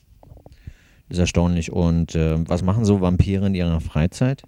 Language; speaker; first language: German; native; German